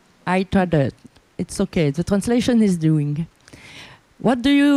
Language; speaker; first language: English; non-native, learner; Italian